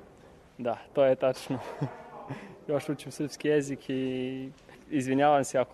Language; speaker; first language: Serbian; non-native, learner; Romanian